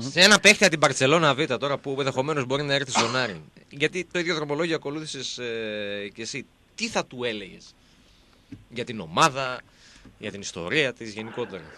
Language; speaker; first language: Greek; native; Greek